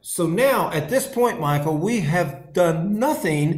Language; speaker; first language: English; native; English